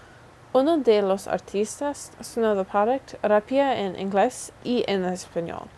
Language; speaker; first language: Spanish; non-native, learner; English